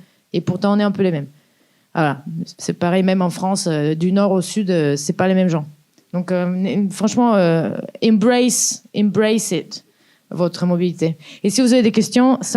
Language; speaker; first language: French; native; French